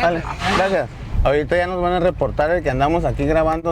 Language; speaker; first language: Spanish; native; Spanish